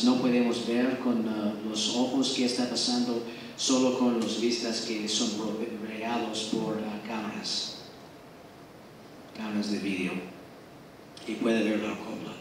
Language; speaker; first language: Spanish; non-native, fluent; English